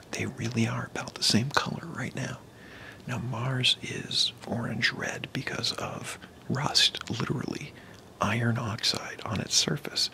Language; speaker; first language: English; native; English